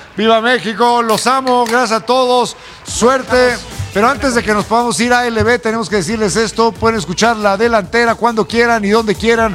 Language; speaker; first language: Spanish; native; Spanish